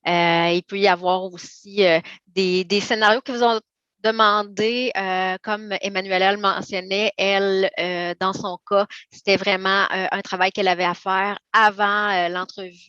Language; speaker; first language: French; native; French